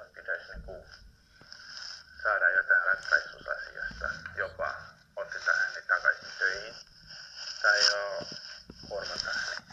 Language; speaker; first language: Finnish; non-native, fluent; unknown